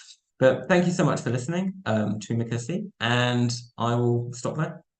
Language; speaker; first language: English; native; English